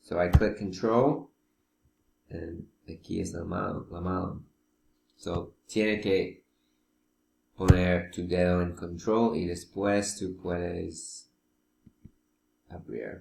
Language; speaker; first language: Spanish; non-native, learner; English